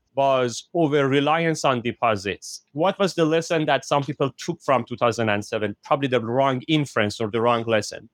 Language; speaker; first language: English; non-native, fluent; Persian